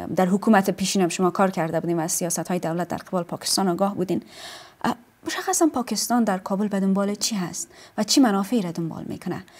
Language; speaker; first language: Persian; native; Persian